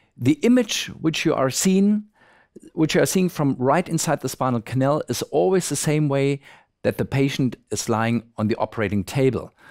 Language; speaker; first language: English; non-native, fluent; German